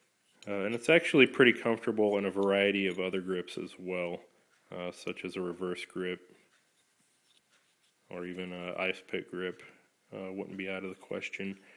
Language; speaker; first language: English; native; English